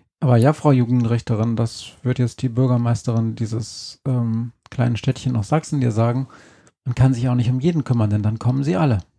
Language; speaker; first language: German; native; German